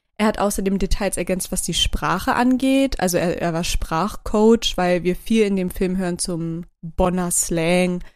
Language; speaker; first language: German; early bilingual, other home language; Turkish